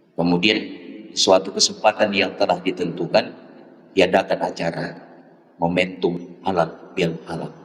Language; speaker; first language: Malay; non-native, local second language; Achinese